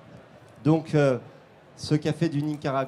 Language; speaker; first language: French; native; French